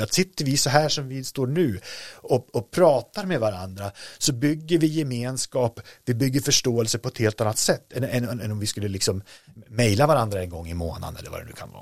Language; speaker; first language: Swedish; native; Swedish